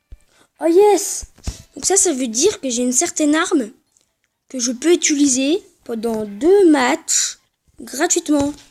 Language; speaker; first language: French; native; French